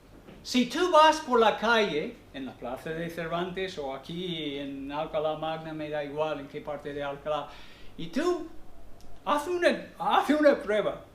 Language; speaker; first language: Spanish; non-native, fluent; English